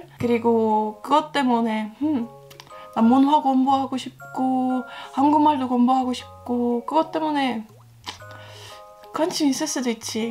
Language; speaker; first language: Korean; non-native, fluent; Estonian